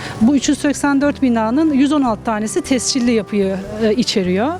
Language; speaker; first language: Turkish; native; Turkish